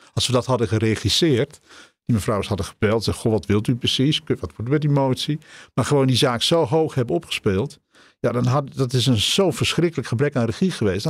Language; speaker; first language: Dutch; native; Dutch